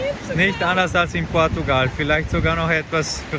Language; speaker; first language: German; native; German